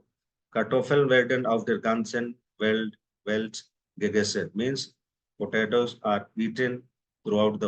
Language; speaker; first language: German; non-native, fluent; Hindi